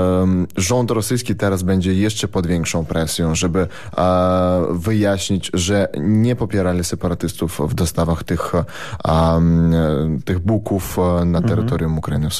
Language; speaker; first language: Polish; non-native, fluent; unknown